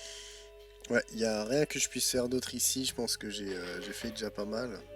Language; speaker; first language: French; native; French